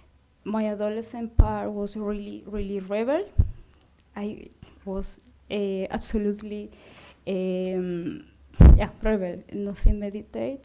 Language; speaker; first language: English; non-native, learner; Spanish